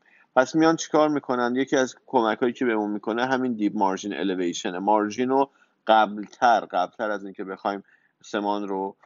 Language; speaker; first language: Persian; native; Persian